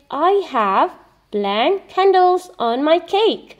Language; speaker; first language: English; non-native, local second language; Malay